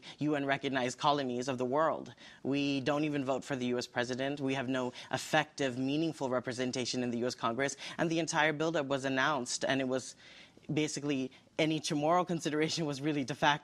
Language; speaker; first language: English; native; English